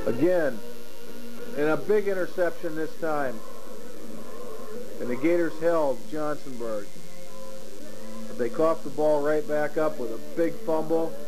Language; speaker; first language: English; native; English